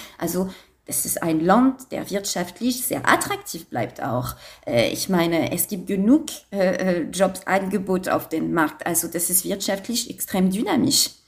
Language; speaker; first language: German; non-native, fluent; French